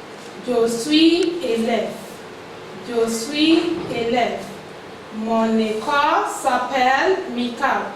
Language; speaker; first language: French; non-native, fluent; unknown